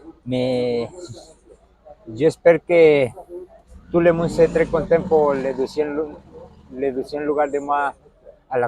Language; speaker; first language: French; non-native, learner; Spanish